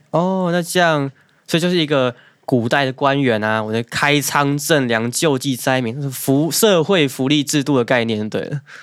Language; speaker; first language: Chinese; native; Chinese